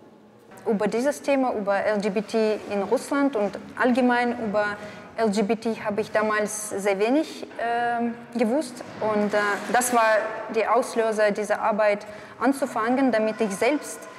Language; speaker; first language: German; non-native, fluent; Russian